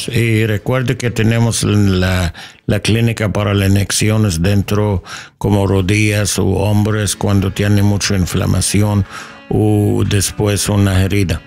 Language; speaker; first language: Spanish; non-native, learner; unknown